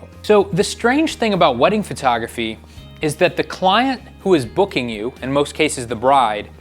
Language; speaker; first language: English; native; English